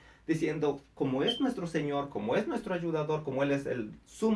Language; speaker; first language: Spanish; native; Spanish